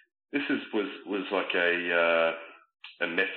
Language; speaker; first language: English; native; English